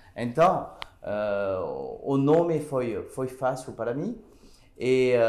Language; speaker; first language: Portuguese; non-native, fluent; French